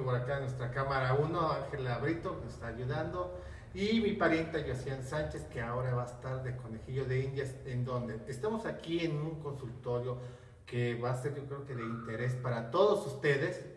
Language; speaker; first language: Spanish; native; Spanish